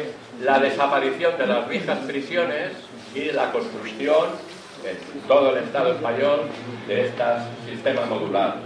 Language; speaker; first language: Spanish; native; Spanish